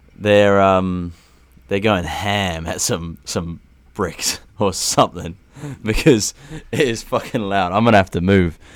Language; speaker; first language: English; native; English